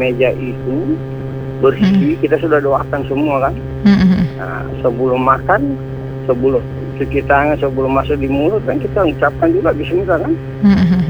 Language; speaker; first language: Indonesian; native; Indonesian